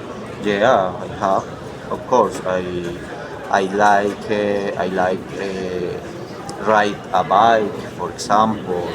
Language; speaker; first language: English; non-native, learner; Spanish